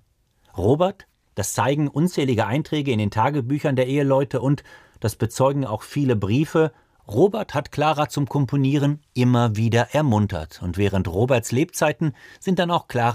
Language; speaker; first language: German; native; German